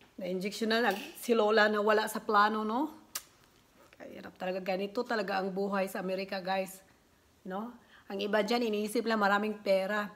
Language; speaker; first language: Filipino; non-native, local second language; Cebuano